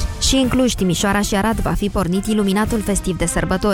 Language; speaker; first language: Romanian; native; Romanian